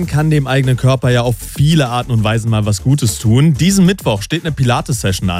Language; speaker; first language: German; native; German